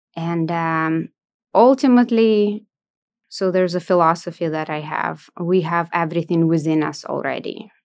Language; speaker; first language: English; non-native, fluent; Russian